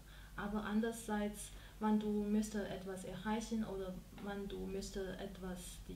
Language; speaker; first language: German; non-native, fluent; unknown